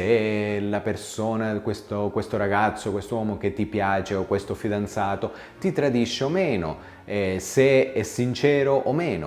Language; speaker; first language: Italian; native; Italian